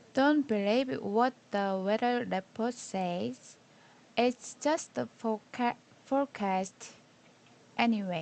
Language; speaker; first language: English; non-native, learner; Korean